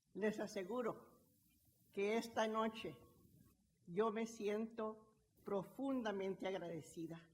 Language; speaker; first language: Spanish; early bilingual, other home language; English